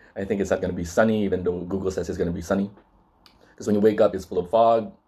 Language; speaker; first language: English; non-native, local second language; Cebuano